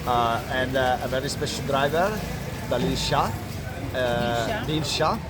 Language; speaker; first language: English; non-native, learner; Italian